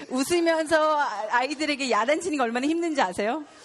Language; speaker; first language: Korean; native; Korean